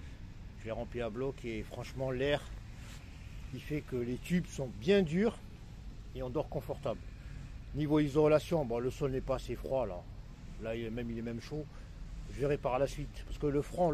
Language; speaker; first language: French; non-native, local second language; Arabic